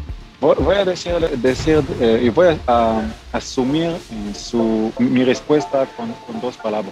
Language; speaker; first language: Spanish; non-native, fluent; Hebrew